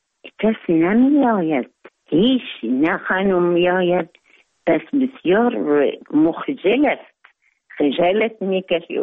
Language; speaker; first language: Persian; non-native, fluent; Arabic